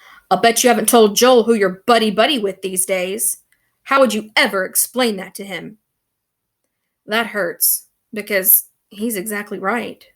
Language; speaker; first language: English; native; English